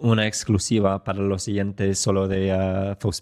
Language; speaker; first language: Spanish; non-native, fluent; English